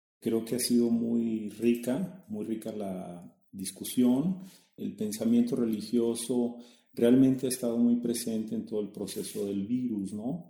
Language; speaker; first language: Spanish; native; Spanish